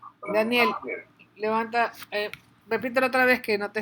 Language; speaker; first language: Spanish; native; Spanish